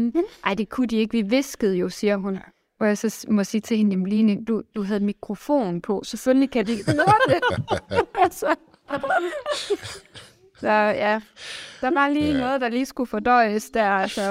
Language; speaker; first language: Danish; native; Danish